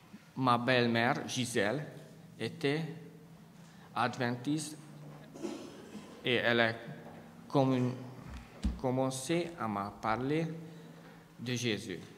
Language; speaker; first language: French; non-native, fluent; Hungarian